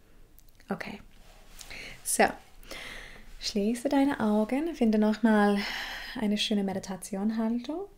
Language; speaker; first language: German; non-native, fluent; English